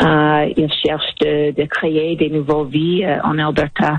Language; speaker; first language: French; non-native, local second language; English